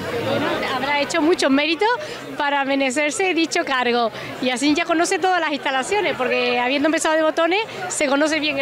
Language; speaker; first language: Spanish; native; Spanish